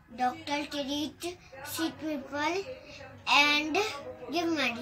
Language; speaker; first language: English; non-native, learner; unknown